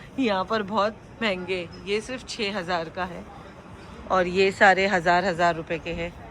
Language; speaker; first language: Hindi; native; Hindi